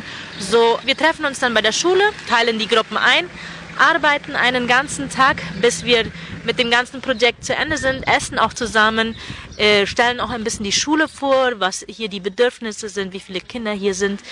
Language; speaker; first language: German; non-native, local second language; Plautdietsch